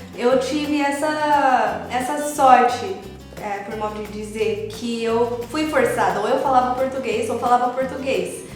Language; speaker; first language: Portuguese; early bilingual, other home language; English